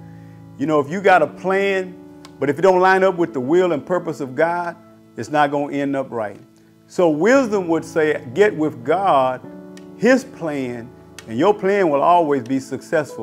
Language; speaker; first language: English; native; English